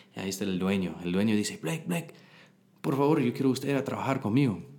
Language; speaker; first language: Spanish; non-native, learner; English